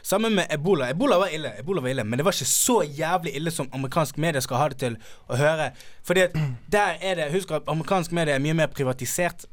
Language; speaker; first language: Norwegian; early bilingual, other home language; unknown